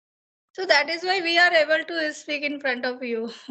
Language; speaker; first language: English; non-native, learner; Hindi